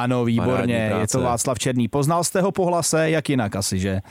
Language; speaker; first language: Czech; native; Czech